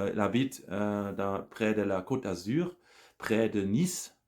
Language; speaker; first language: French; non-native, learner; German